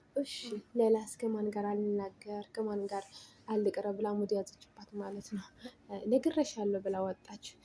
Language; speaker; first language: Amharic; native; Amharic